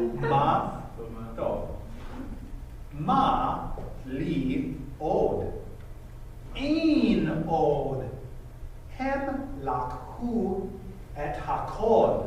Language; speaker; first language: Hebrew; non-native, fluent; English